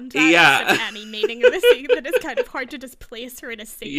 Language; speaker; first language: English; native; English